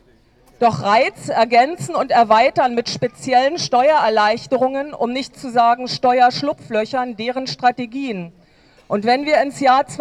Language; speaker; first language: German; native; German